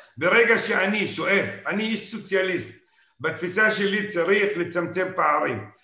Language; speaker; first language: Hebrew; non-native, local second language; Arabic